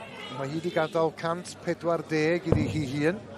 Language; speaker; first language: Welsh; native; Welsh